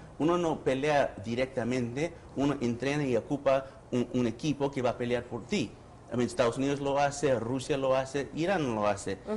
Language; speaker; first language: Spanish; early bilingual, heritage; Spanish